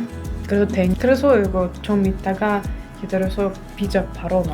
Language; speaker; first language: Korean; non-native, learner; Russian